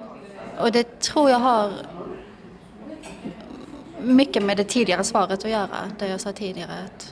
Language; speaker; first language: Swedish; early bilingual, other home language; Persian